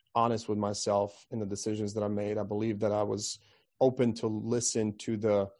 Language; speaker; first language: English; non-native, fluent; Croatian